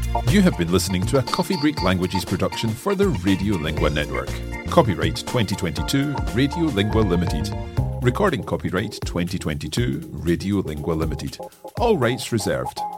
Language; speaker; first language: English; native; English